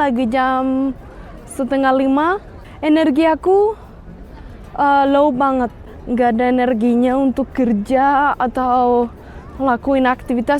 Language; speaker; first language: Indonesian; non-native, fluent; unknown